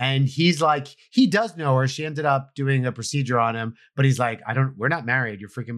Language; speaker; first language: English; native; English